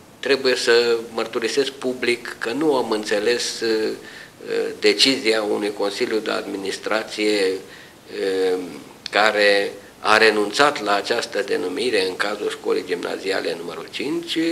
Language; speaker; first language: Romanian; native; Romanian